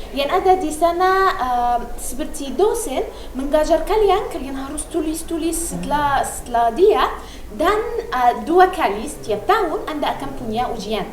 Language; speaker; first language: Indonesian; non-native, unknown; Arabic